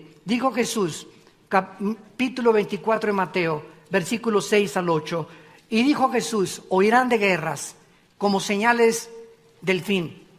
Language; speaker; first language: Spanish; native; Spanish